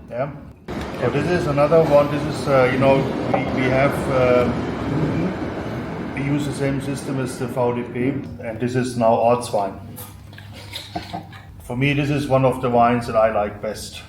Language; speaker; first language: English; non-native, fluent; German